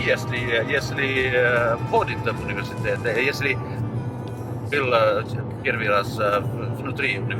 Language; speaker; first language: Russian; non-native, learner; Finnish